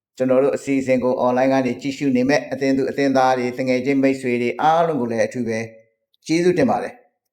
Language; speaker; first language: Burmese; non-native, local second language; S'gaw Karen